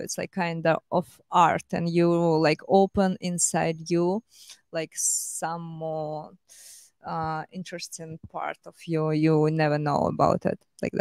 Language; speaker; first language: English; non-native, fluent; Russian